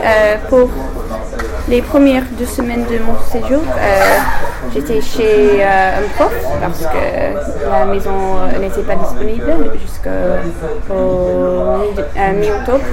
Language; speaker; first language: French; non-native, learner; English